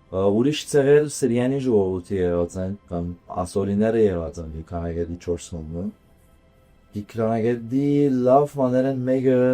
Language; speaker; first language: Armenian; early bilingual, heritage; Armenian